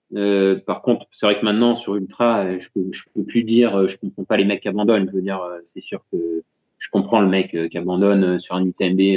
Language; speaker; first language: French; native; French